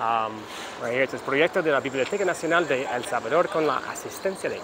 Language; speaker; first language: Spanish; non-native, learner; English